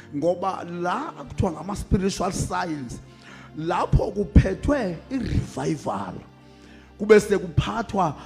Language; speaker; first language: Zulu; non-native, local second language; Xhosa